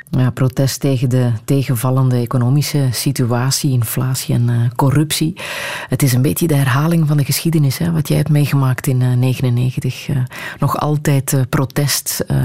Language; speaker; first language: Dutch; native; Dutch